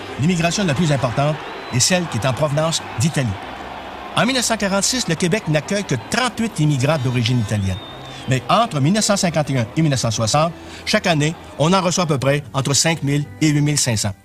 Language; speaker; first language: French; native; French